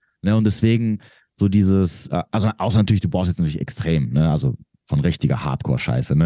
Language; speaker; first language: German; native; German